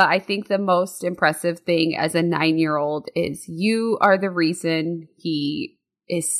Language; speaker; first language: English; native; English